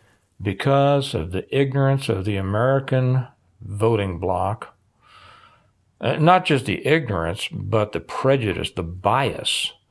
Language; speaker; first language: English; native; English